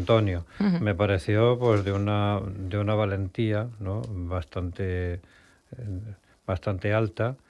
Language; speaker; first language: Spanish; native; Spanish